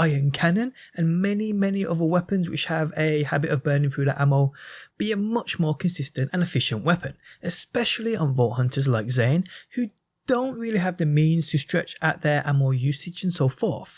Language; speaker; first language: English; native; English